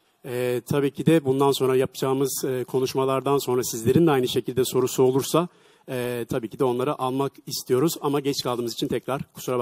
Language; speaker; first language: Turkish; native; Turkish